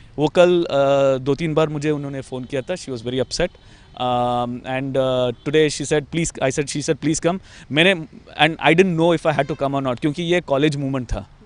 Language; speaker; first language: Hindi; non-native, local second language; Tamil